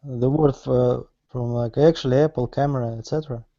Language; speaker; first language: English; non-native, learner; Russian